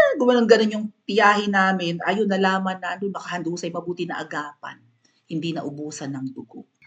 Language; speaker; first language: Filipino; non-native, local second language; Cebuano